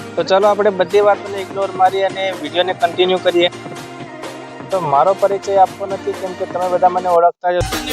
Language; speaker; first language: Gujarati; native; Gujarati